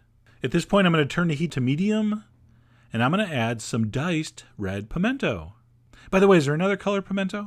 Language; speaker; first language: English; native; English